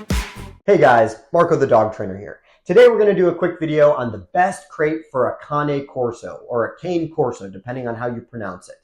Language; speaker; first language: English; native; English